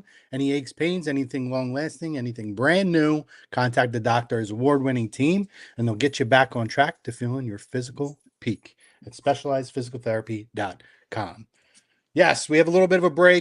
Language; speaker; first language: English; native; English